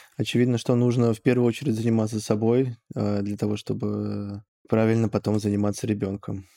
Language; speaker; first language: Russian; native; Russian